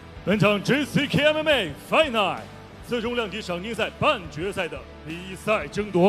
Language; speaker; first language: Chinese; native; Chinese